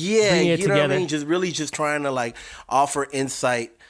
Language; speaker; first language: English; native; English